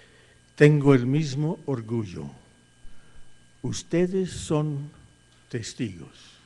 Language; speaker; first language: Spanish; non-native, fluent; English